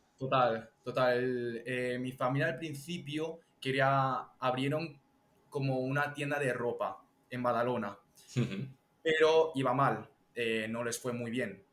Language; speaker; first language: Spanish; early bilingual, other home language; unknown